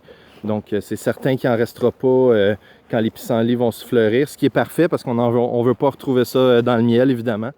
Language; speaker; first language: French; native; French